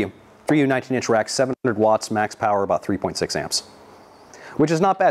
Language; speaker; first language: English; native; English